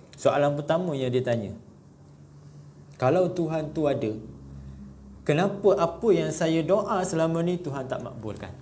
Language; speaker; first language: Malay; native; Malay